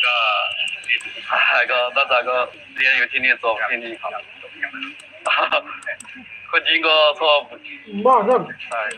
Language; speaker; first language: Thai; non-native, learner; Chinese